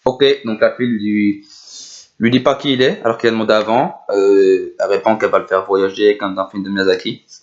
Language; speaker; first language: French; native; French